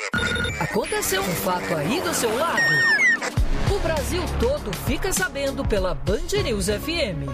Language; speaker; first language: Portuguese; native; Portuguese